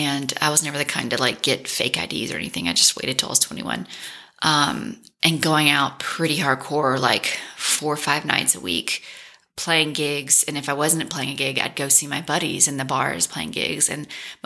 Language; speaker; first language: English; native; English